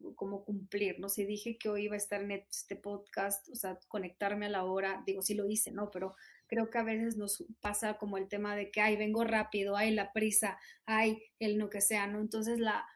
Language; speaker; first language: Spanish; native; Spanish